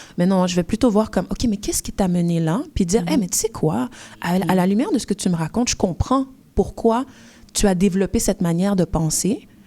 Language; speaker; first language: French; early bilingual, other home language; Haitian Creole